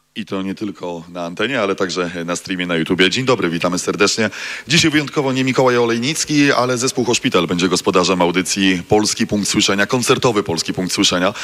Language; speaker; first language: Polish; native; Polish